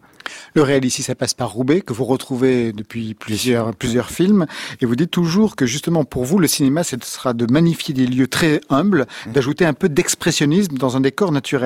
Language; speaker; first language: French; native; French